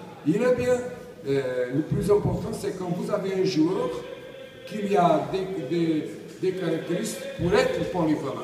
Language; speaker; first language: French; non-native, learner; Portuguese